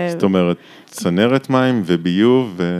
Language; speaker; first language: Hebrew; native; Hebrew